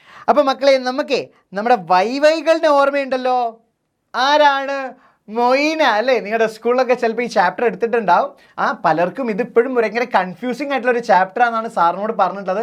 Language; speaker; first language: Malayalam; native; Malayalam